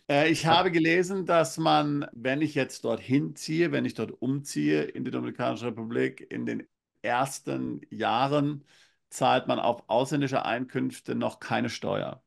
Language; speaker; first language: German; native; German